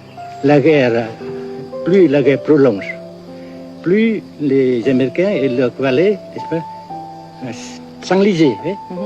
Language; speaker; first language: French; non-native, local second language; Vietnamese